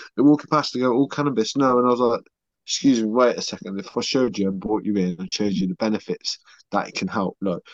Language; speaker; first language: English; early bilingual, other home language; Spanish